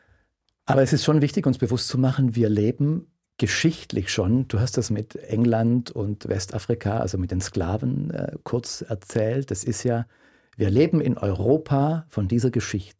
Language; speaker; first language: German; native; German